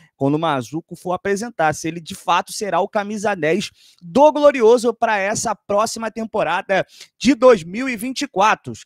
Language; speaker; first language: Portuguese; native; Portuguese